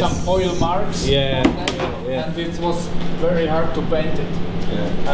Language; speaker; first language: English; non-native, learner; Czech